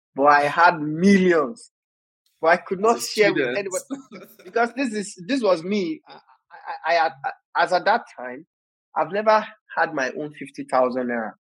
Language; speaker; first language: English; non-native, local second language; Yoruba